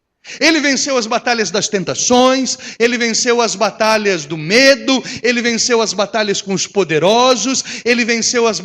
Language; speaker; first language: Portuguese; native; Portuguese